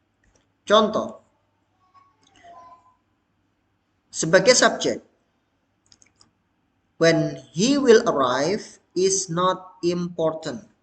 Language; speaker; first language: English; non-native, fluent; Indonesian